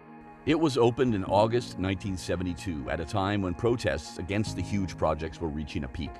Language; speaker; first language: English; native; English